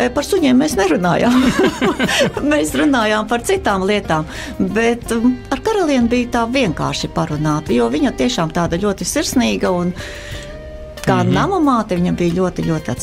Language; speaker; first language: Latvian; native; Latvian